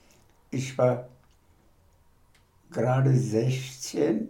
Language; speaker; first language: German; non-native, fluent; Bangla